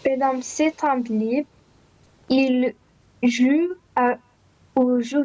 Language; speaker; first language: French; non-native, learner; Romanian